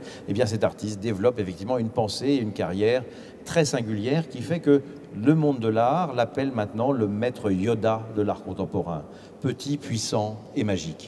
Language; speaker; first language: French; native; French